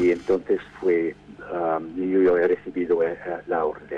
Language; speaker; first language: Spanish; non-native, fluent; English